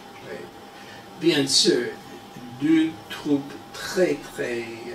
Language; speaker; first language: French; non-native, learner; English